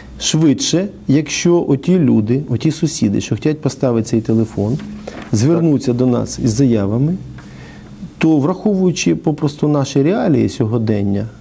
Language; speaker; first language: Ukrainian; native; Ukrainian